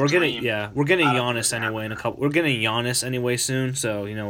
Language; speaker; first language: English; native; English